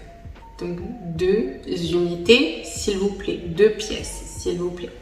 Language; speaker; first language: French; native; French